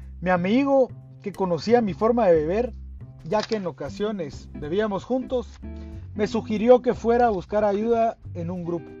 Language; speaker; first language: Spanish; native; Spanish